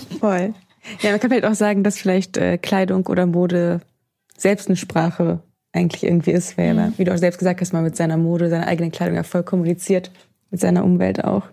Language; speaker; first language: German; native; German